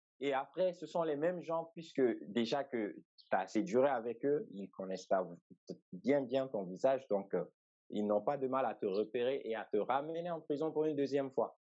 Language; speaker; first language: French; non-native, local second language; Bambara